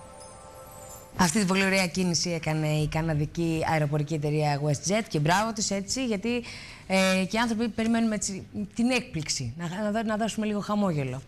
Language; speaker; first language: Greek; native; Greek